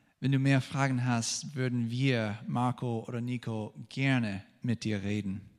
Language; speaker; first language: German; non-native, fluent; English